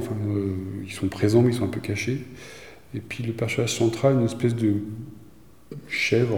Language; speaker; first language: French; native; French